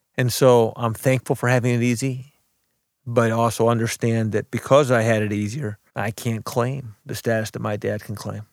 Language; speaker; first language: English; early bilingual, other home language; Arabic